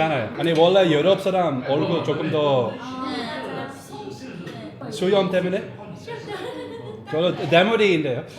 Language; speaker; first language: Korean; non-native, learner; Dutch